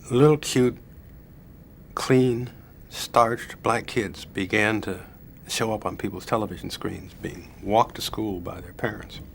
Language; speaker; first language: English; native; English